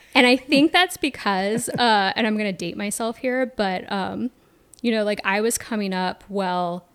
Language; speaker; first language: English; native; English